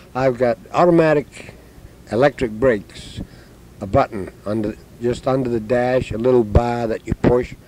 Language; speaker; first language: English; native; English